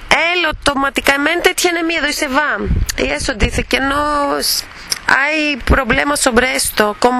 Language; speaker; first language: Spanish; non-native, fluent; Greek